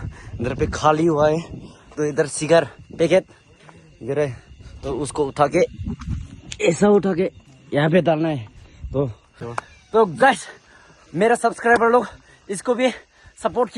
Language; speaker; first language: Hindi; non-native, local second language; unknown